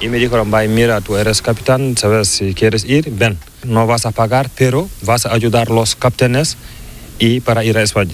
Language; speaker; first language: Spanish; non-native, learner; Fula